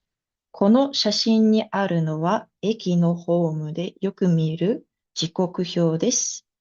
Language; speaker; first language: Japanese; non-native, fluent; Mongolian